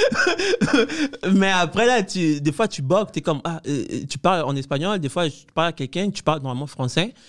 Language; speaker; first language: French; non-native, fluent; Spanish